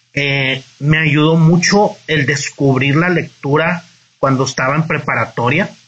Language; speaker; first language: Spanish; native; Spanish